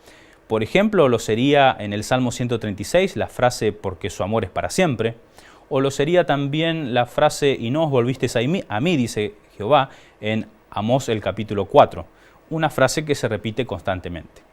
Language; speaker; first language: Spanish; native; Spanish